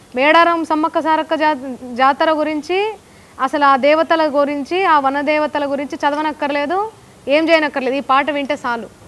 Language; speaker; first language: Telugu; non-native, local second language; Lambadi